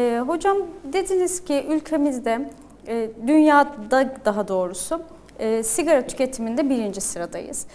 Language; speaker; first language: Turkish; native; Turkish